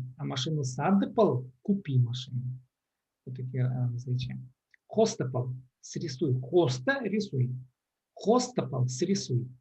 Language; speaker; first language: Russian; non-native, local second language; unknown